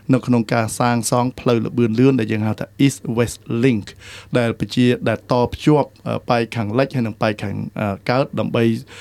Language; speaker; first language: Khmer; native; Khmer